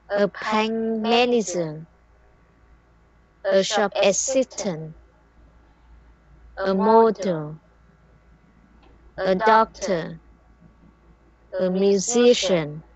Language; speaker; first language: English; non-native, learner; Vietnamese